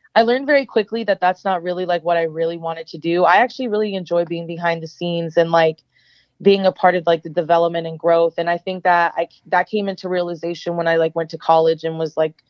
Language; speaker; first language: English; native; English